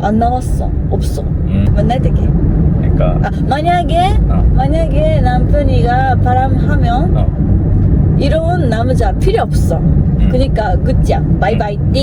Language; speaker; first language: Korean; non-native, learner; Japanese